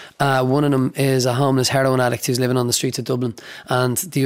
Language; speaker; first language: English; native; English